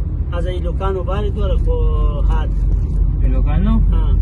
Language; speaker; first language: Arabic; non-native, learner; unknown